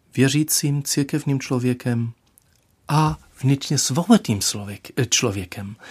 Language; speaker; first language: Czech; non-native, fluent; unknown